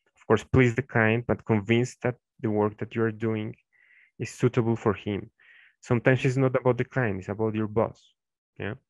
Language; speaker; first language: English; non-native, fluent; Spanish